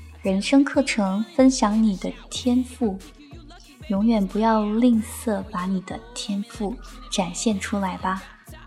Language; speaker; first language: Chinese; native; Chinese